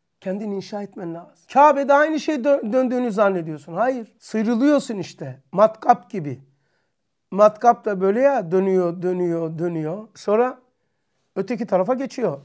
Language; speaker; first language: Turkish; native; Turkish